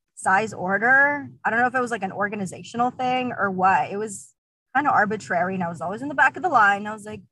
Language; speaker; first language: English; early bilingual, other home language; Russian